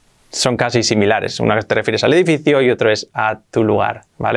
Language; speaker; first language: Spanish; native; Spanish